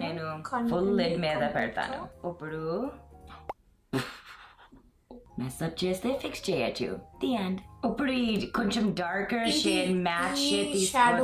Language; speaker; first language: Telugu; early bilingual, heritage; Telugu